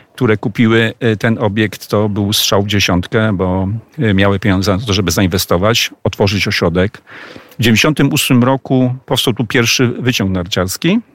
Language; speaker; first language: Polish; native; Polish